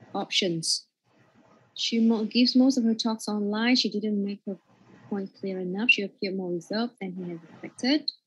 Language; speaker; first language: English; non-native, fluent; Vietnamese